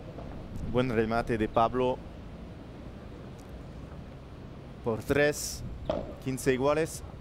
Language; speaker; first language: Spanish; non-native, learner; French